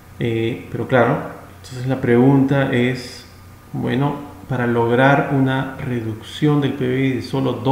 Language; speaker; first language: Spanish; native; Spanish